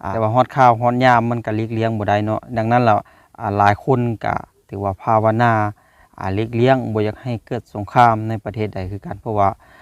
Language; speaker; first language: Thai; native; Thai